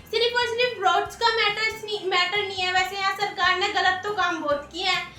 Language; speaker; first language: Hindi; native; Hindi